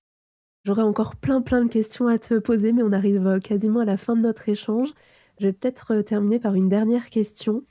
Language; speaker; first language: French; native; French